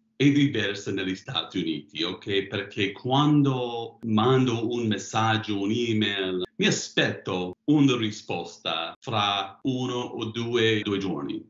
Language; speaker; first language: Italian; non-native, fluent; English